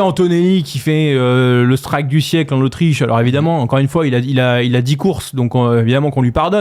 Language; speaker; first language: French; native; French